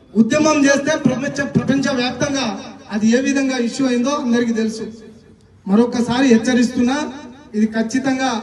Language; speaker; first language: Telugu; non-native, local second language; Lambadi